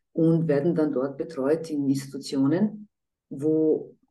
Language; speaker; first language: German; non-native, fluent; Croatian